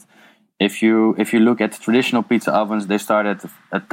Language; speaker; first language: English; non-native, fluent; Dutch